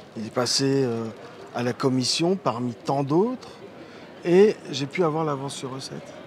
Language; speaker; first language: French; early bilingual, other home language; Riffian